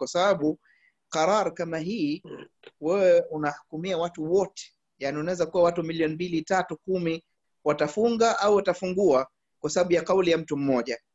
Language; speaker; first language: Swahili; early bilingual, heritage; Arabic